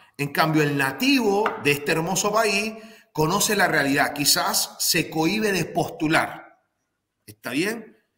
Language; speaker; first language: Spanish; native; Spanish